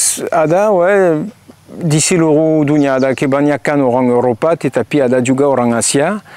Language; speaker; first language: Indonesian; non-native, fluent; French